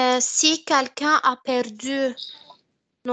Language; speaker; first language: French; non-native, learner; Arabic